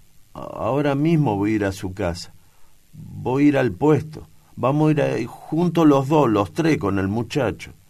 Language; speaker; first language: Spanish; native; Spanish